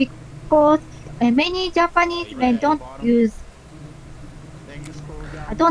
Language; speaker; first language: English; non-native, learner; Japanese